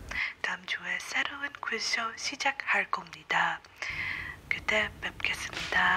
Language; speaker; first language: Korean; non-native, learner; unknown